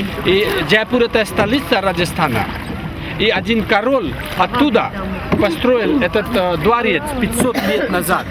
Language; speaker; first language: Russian; non-native, fluent; Hindi